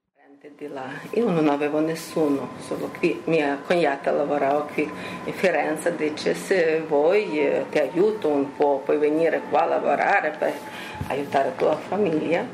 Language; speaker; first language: Italian; non-native, learner; Russian